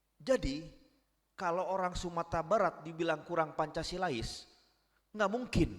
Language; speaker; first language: Indonesian; native; Indonesian